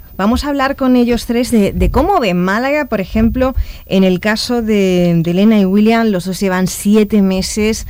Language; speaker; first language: Spanish; native; Spanish